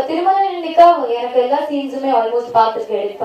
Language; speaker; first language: Tamil; non-native, learner; Malayalam